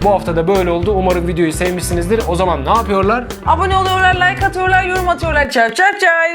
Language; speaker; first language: Turkish; native; Turkish